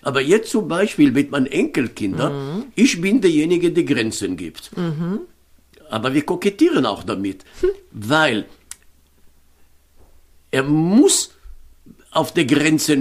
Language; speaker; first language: German; non-native, fluent; Hebrew